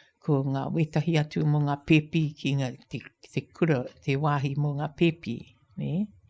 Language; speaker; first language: Māori; native; Māori